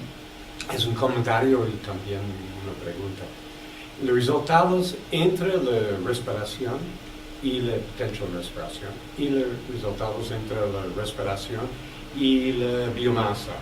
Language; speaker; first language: Spanish; non-native, learner; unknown